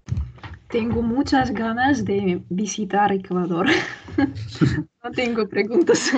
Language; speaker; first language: Spanish; non-native, fluent; Russian